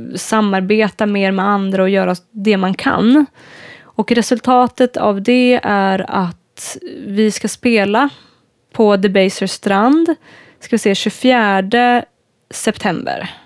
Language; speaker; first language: Swedish; native; Swedish